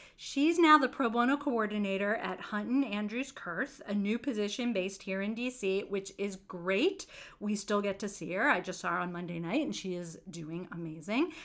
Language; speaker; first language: English; native; English